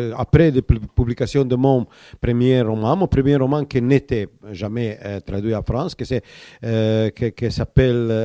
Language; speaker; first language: French; non-native, learner; Croatian